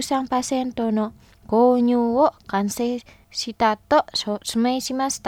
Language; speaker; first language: Japanese; non-native, fluent; Indonesian